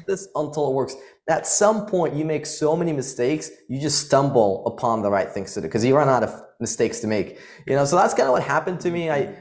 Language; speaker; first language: English; early bilingual, other home language; Arabic